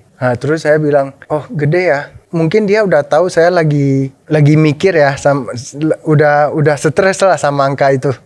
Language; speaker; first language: Indonesian; non-native, local second language; Min Nan Chinese